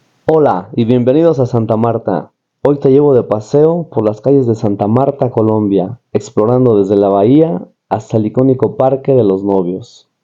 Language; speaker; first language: Spanish; native; Spanish